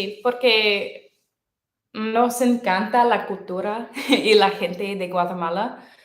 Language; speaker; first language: Spanish; non-native, learner; English